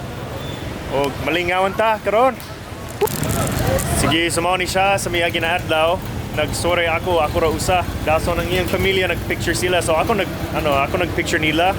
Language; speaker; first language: Cebuano; native; Cebuano